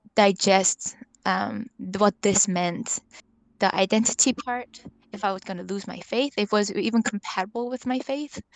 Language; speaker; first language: English; early bilingual, other home language; Korean